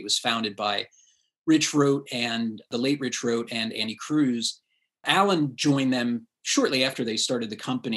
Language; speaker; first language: English; native; English